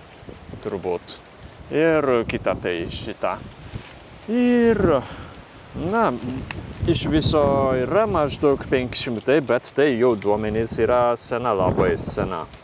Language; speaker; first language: Lithuanian; non-native, fluent; Japanese